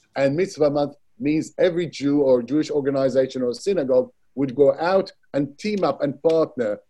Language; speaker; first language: English; non-native, fluent; Arabic